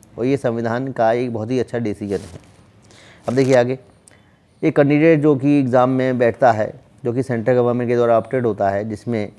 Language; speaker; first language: Hindi; native; Hindi